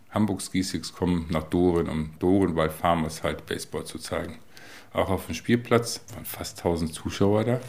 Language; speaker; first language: German; native; German